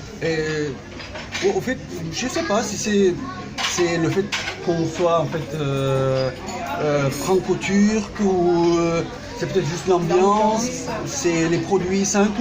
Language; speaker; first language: French; early bilingual, heritage; French